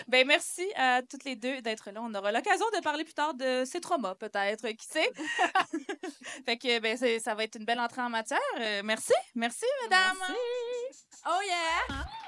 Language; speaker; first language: French; native; French